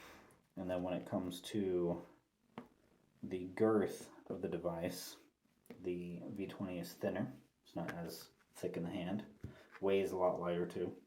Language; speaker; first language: English; native; English